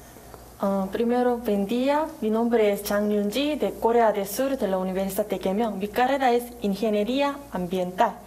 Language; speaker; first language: Spanish; non-native, learner; Korean